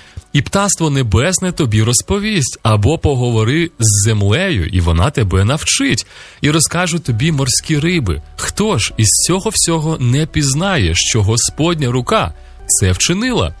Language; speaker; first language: Ukrainian; native; Ukrainian